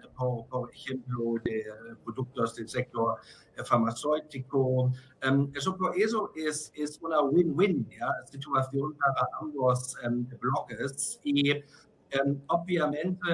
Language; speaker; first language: Spanish; non-native, fluent; German